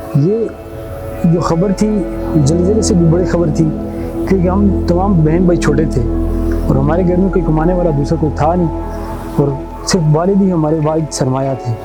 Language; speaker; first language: Urdu; non-native, local second language; Pahari-Potwari